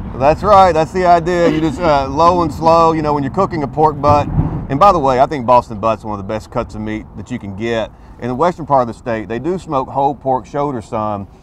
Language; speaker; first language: English; native; English